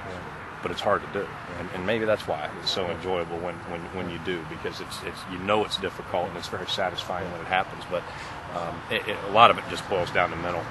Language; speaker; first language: English; native; English